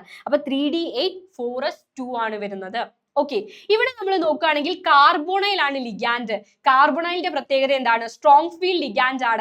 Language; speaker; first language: Malayalam; native; Malayalam